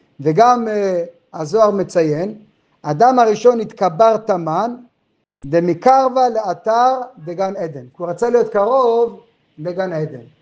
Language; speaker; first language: Hebrew; non-native, fluent; French